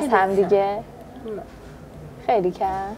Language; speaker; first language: Persian; native; Persian